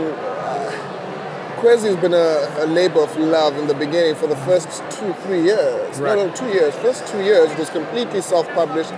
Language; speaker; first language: English; non-native, local second language; Xhosa